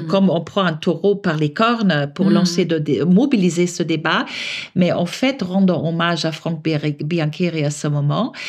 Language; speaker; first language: French; non-native, fluent; German